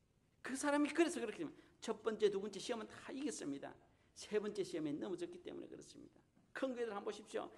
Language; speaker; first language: Korean; native; Korean